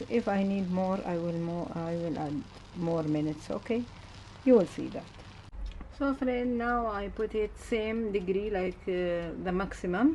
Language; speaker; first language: English; non-native, learner; Arabic